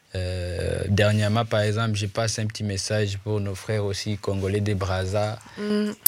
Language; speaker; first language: French; non-native, local second language; Swahili